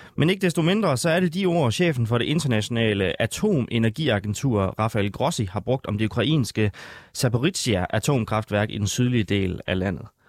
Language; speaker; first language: Danish; native; Danish